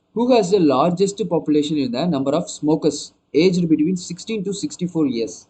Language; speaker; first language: English; non-native, local second language; Tamil